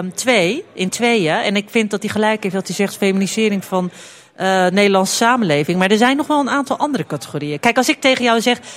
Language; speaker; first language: Dutch; early bilingual, other home language; Turkish